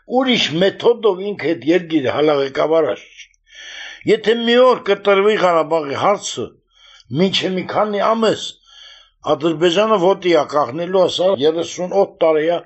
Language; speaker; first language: Armenian; native; Armenian